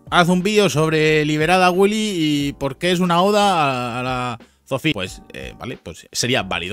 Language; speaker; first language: Spanish; native; Spanish